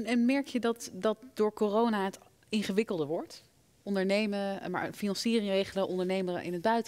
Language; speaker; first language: Dutch; native; Dutch